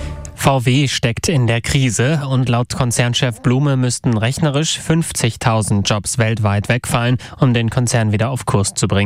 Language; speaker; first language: German; native; German